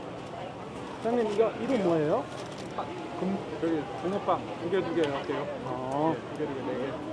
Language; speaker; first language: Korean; non-native, fluent; Bangla